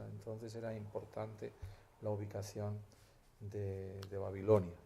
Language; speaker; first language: Spanish; native; Spanish